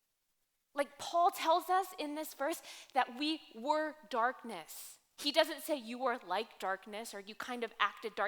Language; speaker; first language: English; native; English